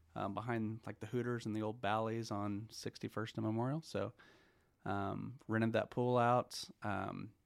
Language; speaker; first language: English; native; English